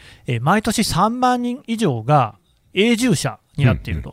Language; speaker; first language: Japanese; native; Japanese